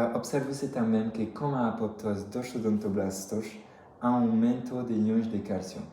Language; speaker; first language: Portuguese; non-native, fluent; French